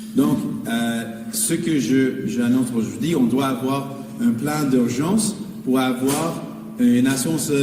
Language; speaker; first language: French; non-native, fluent; English